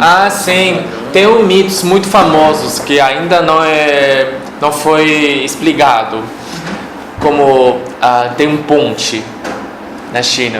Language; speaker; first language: Portuguese; non-native, fluent; Chinese